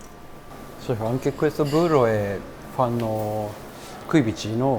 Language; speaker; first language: Italian; non-native, learner; Japanese